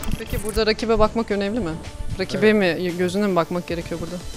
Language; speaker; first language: Turkish; native; Turkish